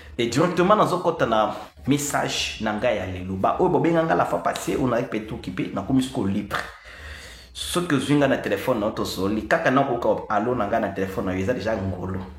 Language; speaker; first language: Lingala; non-native, local second language; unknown